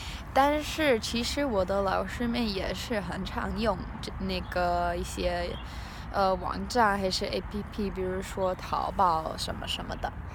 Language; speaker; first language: Chinese; non-native, learner; English